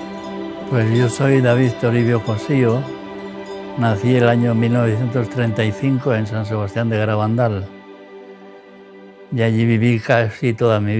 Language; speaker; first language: Spanish; native; Spanish